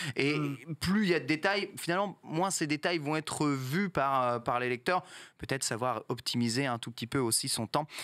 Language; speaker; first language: French; native; French